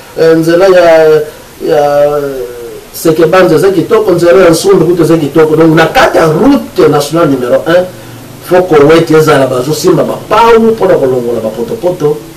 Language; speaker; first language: Lingala; non-native, local second language; Kongo